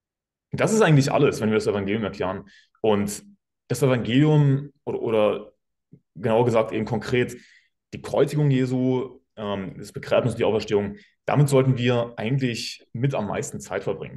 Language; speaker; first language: German; native; German